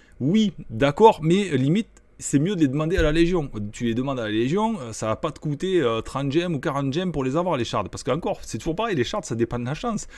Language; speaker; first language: French; native; French